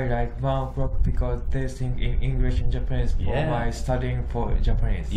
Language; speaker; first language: English; non-native, learner; Japanese